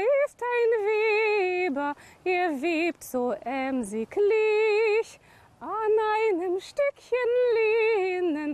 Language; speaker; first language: German; native; German